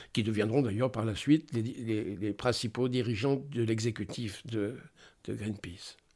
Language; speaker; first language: French; native; French